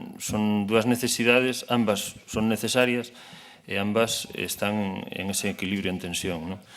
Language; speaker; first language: Galician; non-native, local second language; Spanish